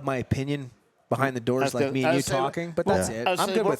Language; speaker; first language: English; native; English